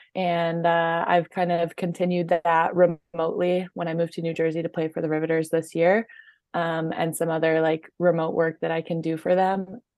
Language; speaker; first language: English; native; English